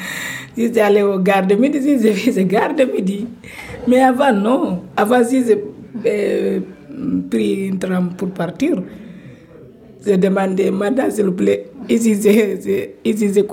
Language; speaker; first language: French; non-native, learner; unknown